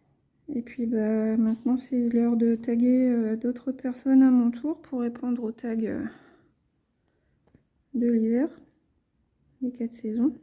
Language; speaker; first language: French; native; French